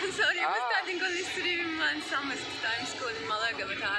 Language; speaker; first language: English; non-native, learner; Georgian